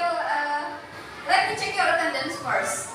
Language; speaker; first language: English; non-native, learner; Indonesian